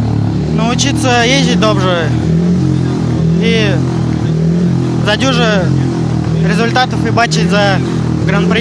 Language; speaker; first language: Polish; non-native, learner; Russian